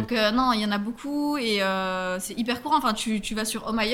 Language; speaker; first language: French; native; French